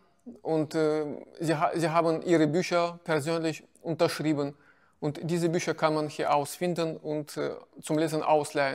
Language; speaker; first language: German; non-native, fluent; Russian